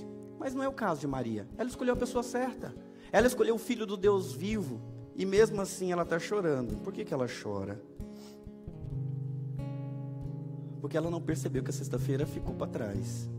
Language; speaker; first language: Portuguese; native; Portuguese